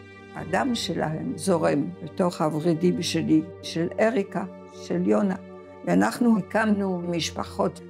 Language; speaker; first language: Hebrew; non-native, fluent; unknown